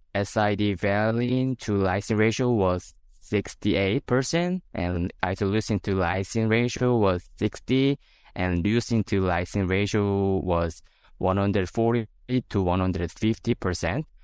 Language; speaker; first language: English; non-native, fluent; Korean